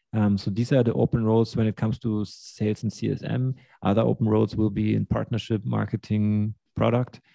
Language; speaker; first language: English; early bilingual, other home language; Russian